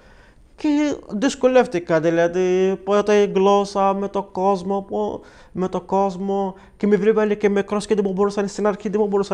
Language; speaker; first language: Greek; non-native, fluent; Arabic